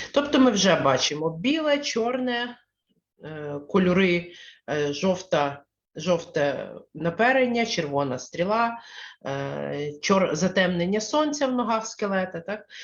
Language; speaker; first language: Ukrainian; non-native, local second language; Russian